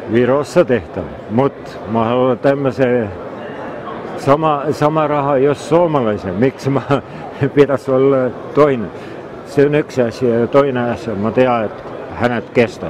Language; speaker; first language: Finnish; non-native, learner; Estonian